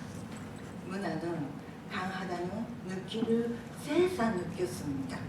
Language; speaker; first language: Korean; non-native, fluent; Japanese